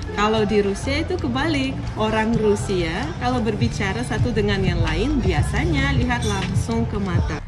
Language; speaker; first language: Indonesian; non-native, fluent; Russian